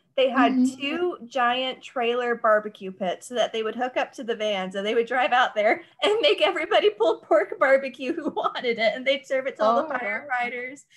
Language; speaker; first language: English; native; English